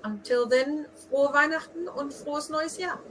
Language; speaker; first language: German; non-native, fluent; English